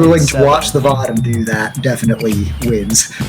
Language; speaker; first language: English; native; English